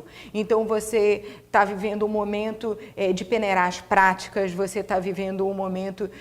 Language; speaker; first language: Portuguese; native; Portuguese